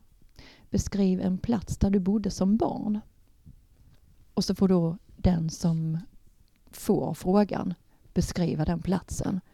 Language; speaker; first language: Swedish; native; Swedish